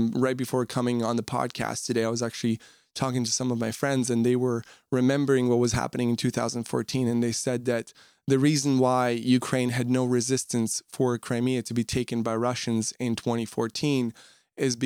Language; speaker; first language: English; non-native, fluent; Ukrainian